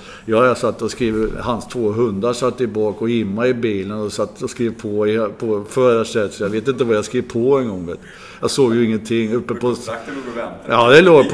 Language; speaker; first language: Swedish; native; Swedish